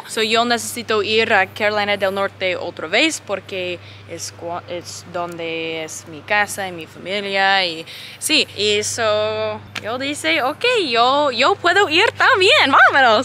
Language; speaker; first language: Spanish; non-native, learner; English